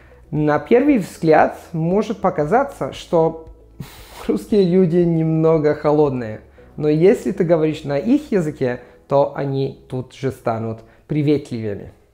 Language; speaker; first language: Russian; non-native, fluent; Italian